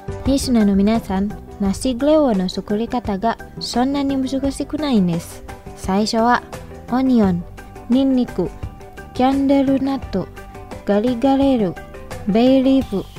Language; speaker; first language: Japanese; non-native, fluent; Indonesian